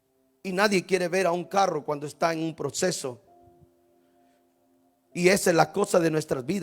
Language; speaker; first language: Spanish; native; Spanish